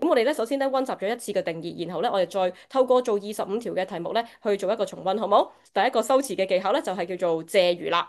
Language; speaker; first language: Cantonese; native; Cantonese